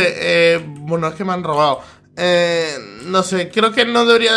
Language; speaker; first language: Spanish; native; Spanish